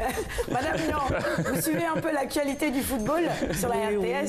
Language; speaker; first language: French; non-native, local second language; Wolof